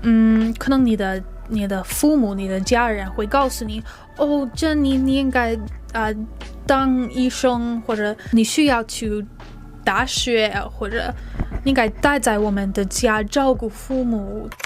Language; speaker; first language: Chinese; non-native, fluent; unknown